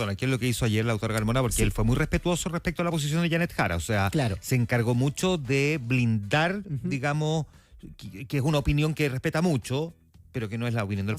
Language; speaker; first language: Spanish; native; Spanish